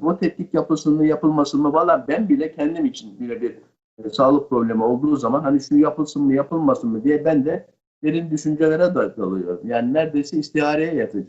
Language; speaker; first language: Turkish; native; Turkish